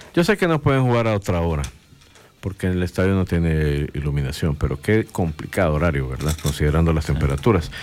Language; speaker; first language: Spanish; native; Spanish